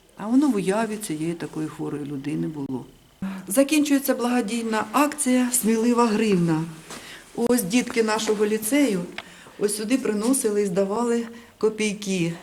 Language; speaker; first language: Ukrainian; native; Ukrainian